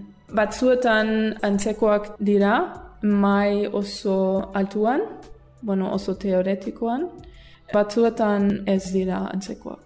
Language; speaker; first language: Basque; non-native, fluent; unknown